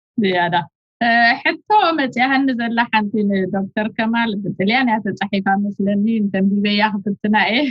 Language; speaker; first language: Tigrinya; native; Tigrinya